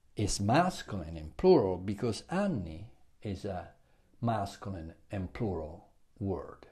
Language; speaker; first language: English; non-native, fluent; Italian